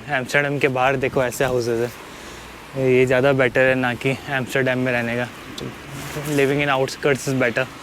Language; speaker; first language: Hindi; native; Hindi